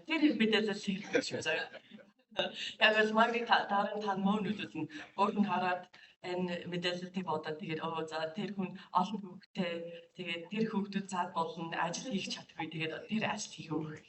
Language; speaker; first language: Mongolian; non-native, fluent; English